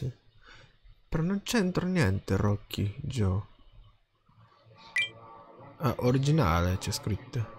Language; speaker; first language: Italian; non-native, learner; Japanese